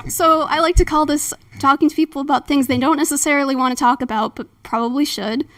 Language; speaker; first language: English; native; English